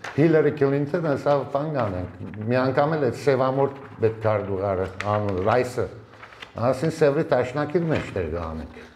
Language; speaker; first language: Armenian; early bilingual, heritage; Armenian